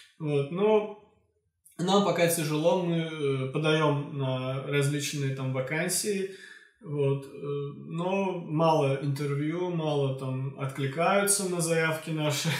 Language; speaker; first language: Russian; non-native, local second language; Azerbaijani